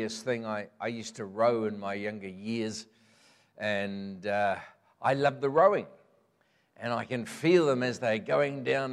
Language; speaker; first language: English; native; English